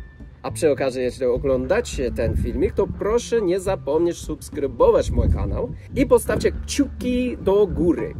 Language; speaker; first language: Polish; non-native, fluent; English